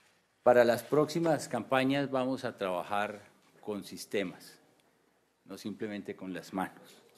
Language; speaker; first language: Spanish; native; Spanish